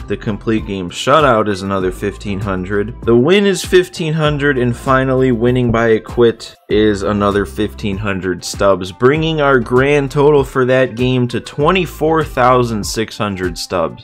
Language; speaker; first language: English; native; English